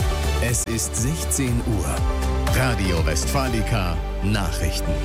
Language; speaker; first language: German; native; German